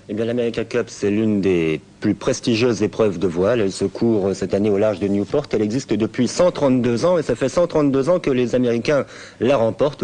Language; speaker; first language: French; native; French